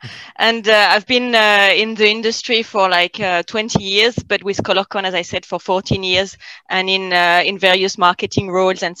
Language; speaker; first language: English; non-native, fluent; French